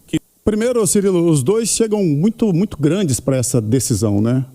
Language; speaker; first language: Portuguese; native; Portuguese